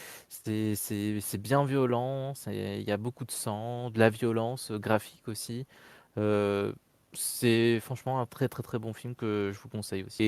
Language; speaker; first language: French; native; French